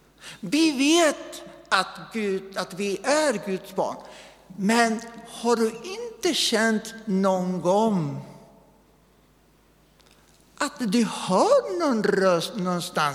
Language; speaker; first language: Swedish; non-native, fluent; Spanish